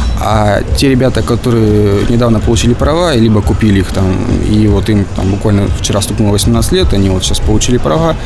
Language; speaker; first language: Russian; native; Russian